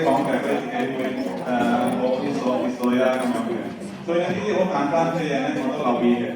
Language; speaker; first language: Cantonese; native; Cantonese